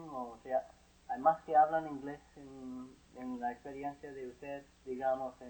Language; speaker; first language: Spanish; non-native, fluent; English